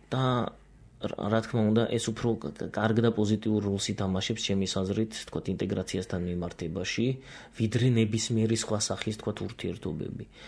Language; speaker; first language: Georgian; non-native, local second language; Azerbaijani